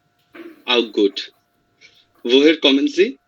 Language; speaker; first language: German; non-native, learner; Bangla